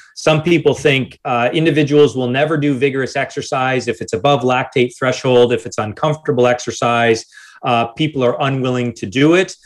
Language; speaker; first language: English; native; English